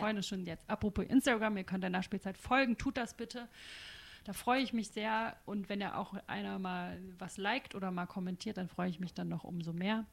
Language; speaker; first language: German; native; German